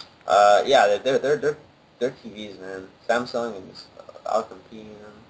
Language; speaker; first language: English; native; English